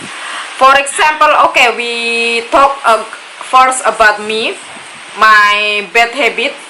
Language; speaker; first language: English; non-native, learner; Indonesian